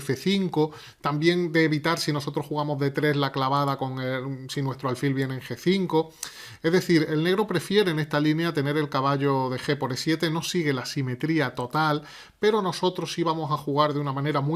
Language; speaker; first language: Spanish; native; Spanish